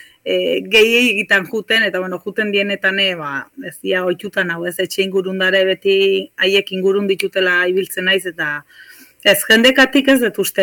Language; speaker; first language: Basque; native; Basque